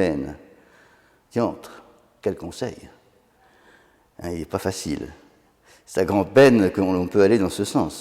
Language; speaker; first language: French; native; French